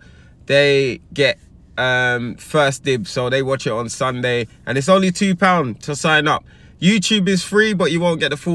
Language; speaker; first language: English; native; English